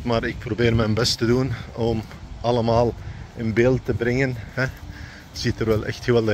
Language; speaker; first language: Dutch; non-native, fluent; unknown